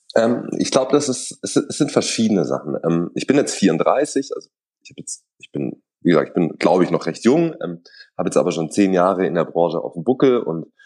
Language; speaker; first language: German; native; German